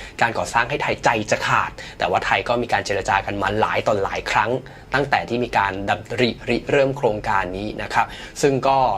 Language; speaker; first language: Thai; native; Thai